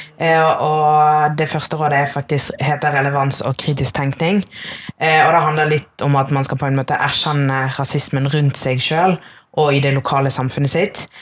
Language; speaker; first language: Norwegian; early bilingual, other home language; Tamil